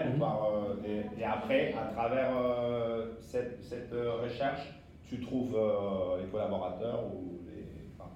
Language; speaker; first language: French; non-native, fluent; Spanish